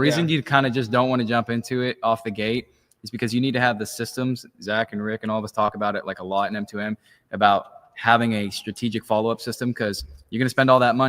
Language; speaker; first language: English; native; English